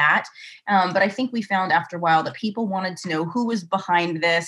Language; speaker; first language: English; native; English